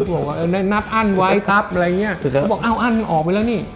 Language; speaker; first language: Thai; native; Thai